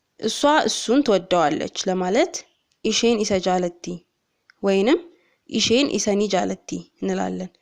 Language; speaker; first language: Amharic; non-native, local second language; Oromo